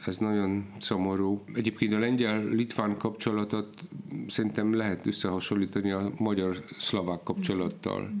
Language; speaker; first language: Hungarian; non-native, fluent; Polish